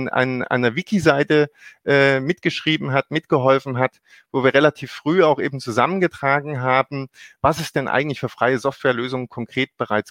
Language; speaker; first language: German; native; German